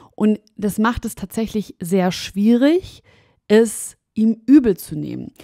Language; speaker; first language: German; native; German